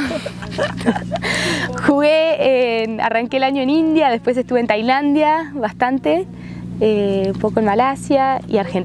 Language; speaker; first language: Spanish; native; Spanish